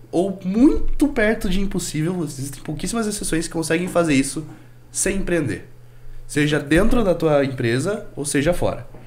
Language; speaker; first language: Portuguese; native; Portuguese